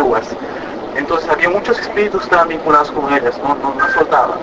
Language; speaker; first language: Spanish; native; Spanish